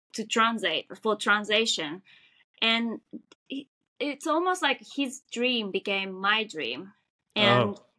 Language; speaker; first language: English; non-native, fluent; Japanese